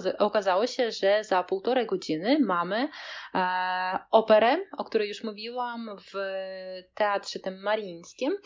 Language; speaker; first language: Polish; non-native, fluent; Russian